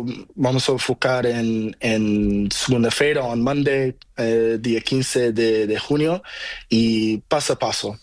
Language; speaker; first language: Spanish; non-native, learner; Portuguese